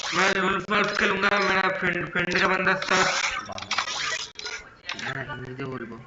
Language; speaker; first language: Hindi; non-native, local second language; Bangla